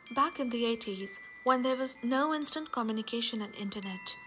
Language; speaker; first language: English; non-native, local second language; Hindi